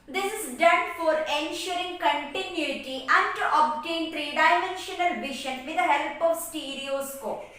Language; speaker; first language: English; non-native, local second language; Malayalam